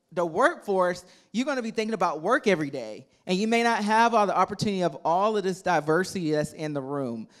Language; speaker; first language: English; native; English